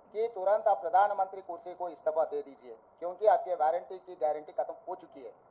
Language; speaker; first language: Hindi; non-native, local second language; Telugu